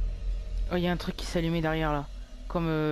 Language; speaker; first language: French; native; French